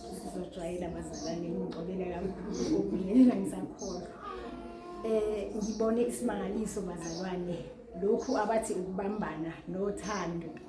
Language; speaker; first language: Zulu; native; Zulu